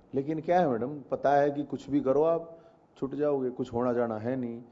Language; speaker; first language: Hindi; native; Hindi